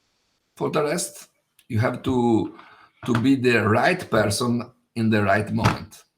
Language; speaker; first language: English; non-native, fluent; Italian